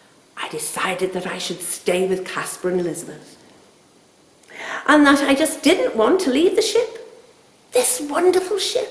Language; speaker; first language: English; native; English